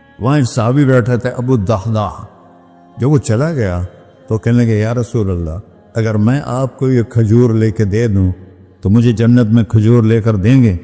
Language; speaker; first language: Urdu; non-native, local second language; Punjabi